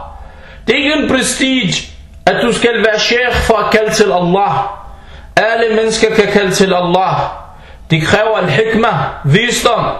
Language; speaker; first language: Danish; non-native, fluent; Arabic